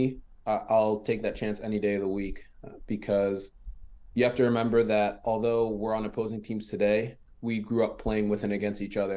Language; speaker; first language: English; early bilingual, other home language; French